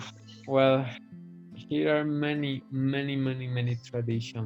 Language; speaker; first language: English; non-native, fluent; Spanish